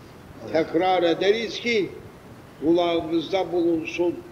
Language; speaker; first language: Turkish; native; Turkish